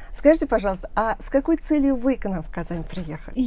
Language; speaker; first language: Russian; native; Russian